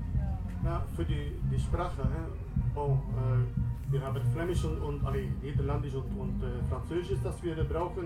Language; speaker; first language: German; non-native, learner; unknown